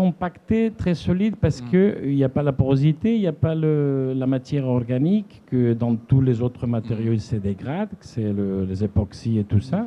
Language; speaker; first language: French; non-native, fluent; Spanish